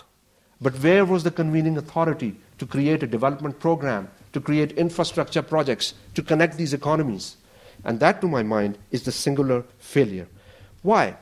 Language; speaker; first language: English; non-native, local second language; Urdu